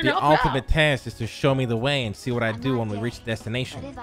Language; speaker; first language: English; native; English